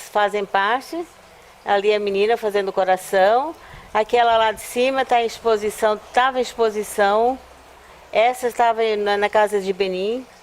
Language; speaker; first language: Portuguese; native; Portuguese